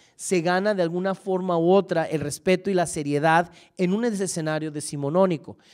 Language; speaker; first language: Spanish; native; Spanish